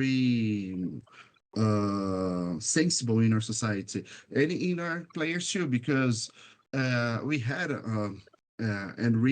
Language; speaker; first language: English; non-native, fluent; Portuguese